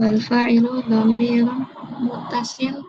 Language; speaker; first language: Arabic; non-native, learner; Indonesian